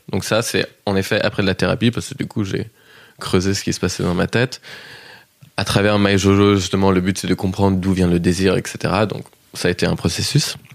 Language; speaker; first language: French; early bilingual, heritage; French